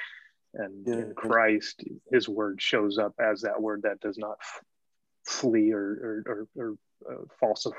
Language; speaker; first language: English; native; English